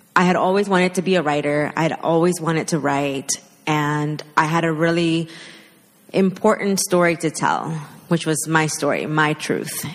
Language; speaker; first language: English; early bilingual, other home language; Spanish